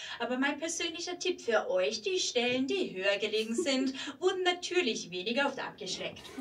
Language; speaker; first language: German; native; German